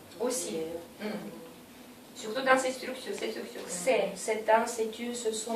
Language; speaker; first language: French; non-native, fluent; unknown